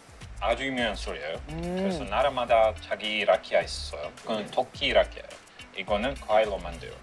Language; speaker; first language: Korean; non-native, fluent; Bosnian